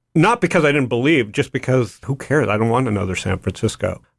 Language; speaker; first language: English; native; English